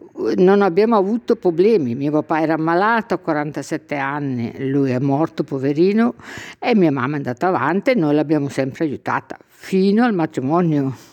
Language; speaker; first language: Italian; native; Italian